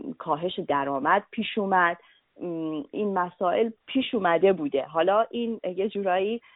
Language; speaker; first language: Persian; native; Persian